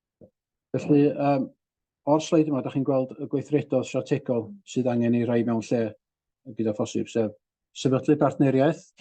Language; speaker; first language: Welsh; native; Welsh